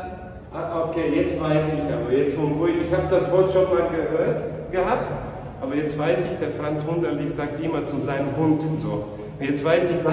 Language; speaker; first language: German; non-native, fluent; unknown